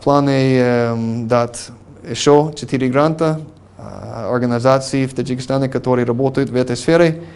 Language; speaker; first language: Russian; non-native, fluent; English